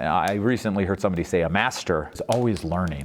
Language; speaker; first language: English; native; English